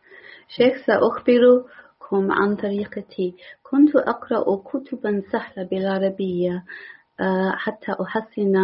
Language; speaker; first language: Arabic; non-native, learner; English